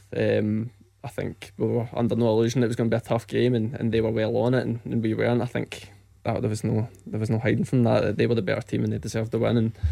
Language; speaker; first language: English; native; English